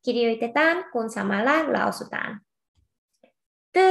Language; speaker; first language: Finnish; non-native, fluent; Korean